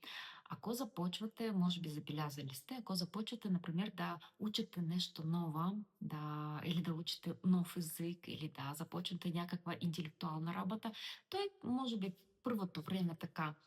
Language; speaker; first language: Bulgarian; non-native, learner; Russian